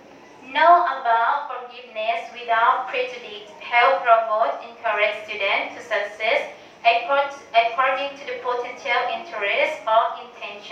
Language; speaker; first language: English; non-native, learner; Thai